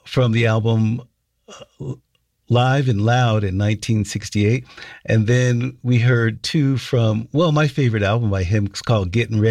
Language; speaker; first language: English; native; English